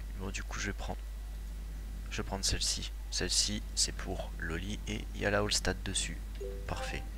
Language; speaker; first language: French; native; French